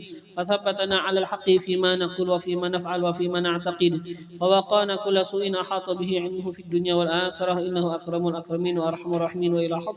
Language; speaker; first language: Arabic; non-native, fluent; Indonesian